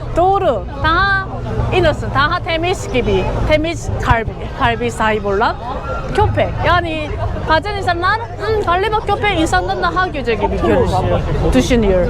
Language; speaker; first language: Turkish; non-native, learner; Korean